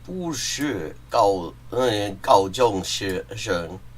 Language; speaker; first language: Chinese; non-native, learner; English